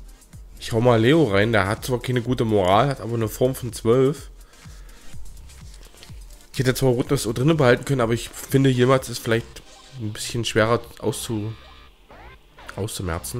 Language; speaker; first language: German; native; German